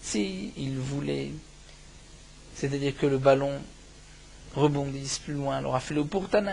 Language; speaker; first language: French; native; French